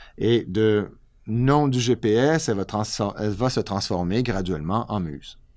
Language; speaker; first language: French; native; French